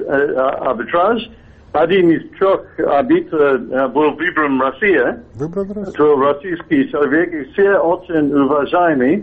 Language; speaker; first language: Russian; non-native, fluent; English